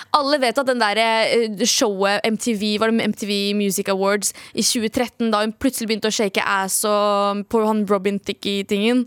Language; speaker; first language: Norwegian; early bilingual, other home language; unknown